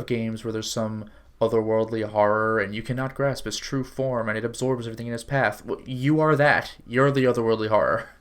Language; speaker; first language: English; native; English